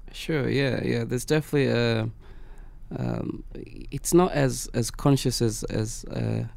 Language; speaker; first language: English; non-native, local second language; Swahili